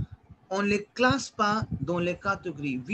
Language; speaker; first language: French; non-native, fluent; Hindi